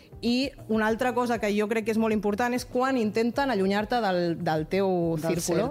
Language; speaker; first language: Catalan; non-native, local second language; Spanish